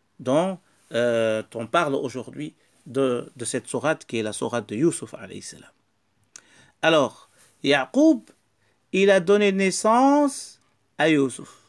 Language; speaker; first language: French; non-native, local second language; Wolof